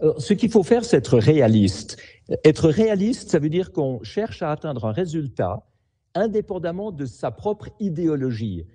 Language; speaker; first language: French; native; French